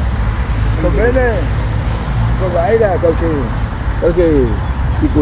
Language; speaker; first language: Italian; non-native, learner; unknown